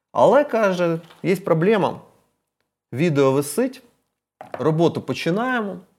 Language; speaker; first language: Ukrainian; non-native, local second language; Russian